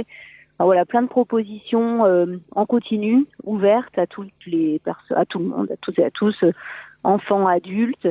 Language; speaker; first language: French; native; French